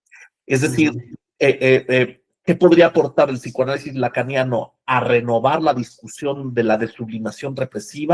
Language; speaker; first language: Spanish; native; Spanish